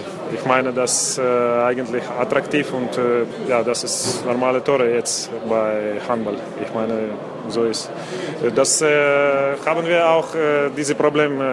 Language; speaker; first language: German; non-native, learner; Russian